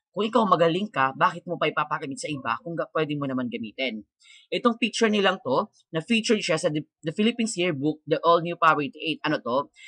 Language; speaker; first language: Filipino; non-native, local second language; Maranao